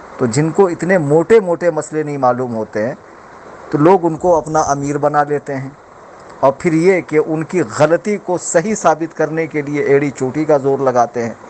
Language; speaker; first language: Urdu; native; Urdu